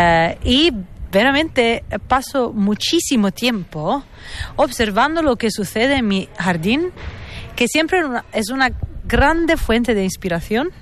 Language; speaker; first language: Spanish; non-native, fluent; Italian